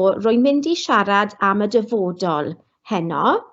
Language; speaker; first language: Welsh; non-native, local second language; English